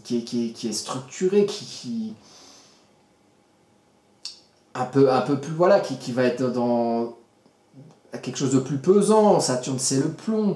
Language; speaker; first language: French; native; French